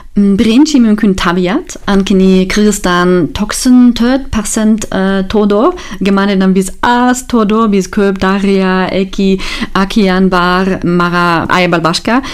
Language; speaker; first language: Kyrgyz; non-native, learner; German